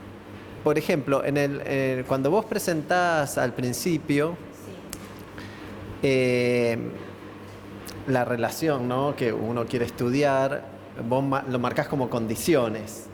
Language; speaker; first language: Spanish; native; Spanish